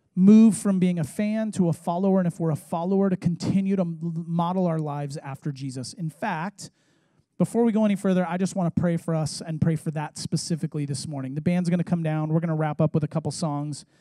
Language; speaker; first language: English; native; English